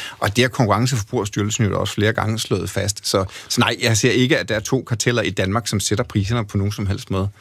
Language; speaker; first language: Danish; native; Danish